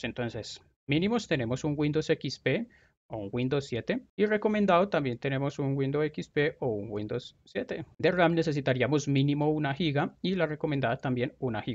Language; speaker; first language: Spanish; native; Spanish